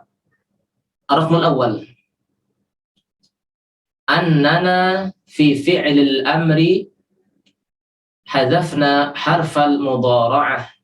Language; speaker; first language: Arabic; non-native, fluent; Indonesian